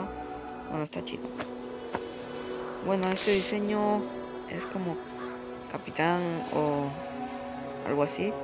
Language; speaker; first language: Spanish; native; Spanish